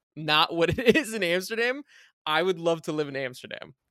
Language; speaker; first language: English; early bilingual, other home language; Bulgarian